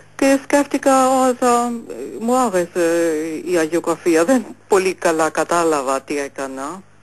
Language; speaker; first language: Greek; non-native, fluent; German